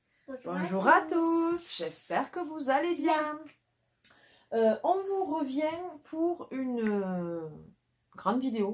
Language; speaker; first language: French; native; French